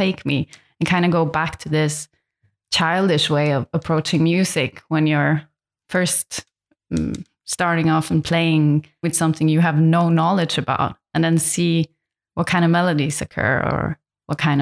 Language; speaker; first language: English; non-native, fluent; Norwegian